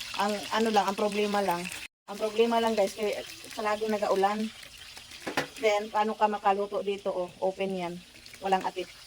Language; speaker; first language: Filipino; non-native, local second language; Cebuano